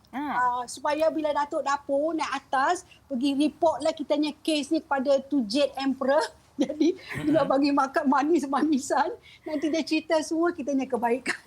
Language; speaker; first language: Malay; non-native, local second language; Chinese